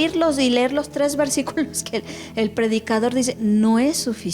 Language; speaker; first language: Spanish; native; Spanish